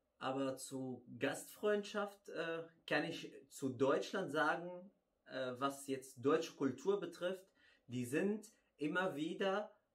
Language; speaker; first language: German; non-native, fluent; Arabic